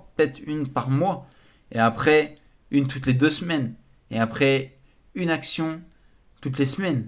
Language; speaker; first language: French; native; French